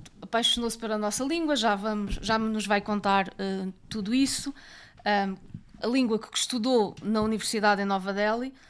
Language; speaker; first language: Portuguese; native; Portuguese